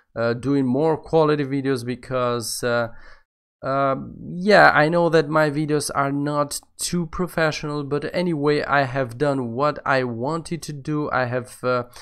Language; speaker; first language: English; non-native, fluent; Albanian